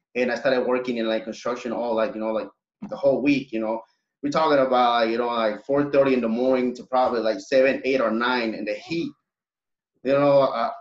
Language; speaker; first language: English; early bilingual, other home language; Spanish